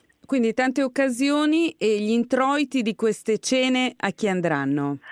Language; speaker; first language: Italian; native; Italian